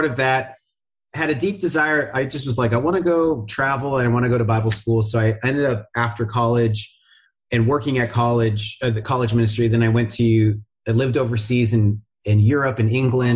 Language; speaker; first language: English; native; English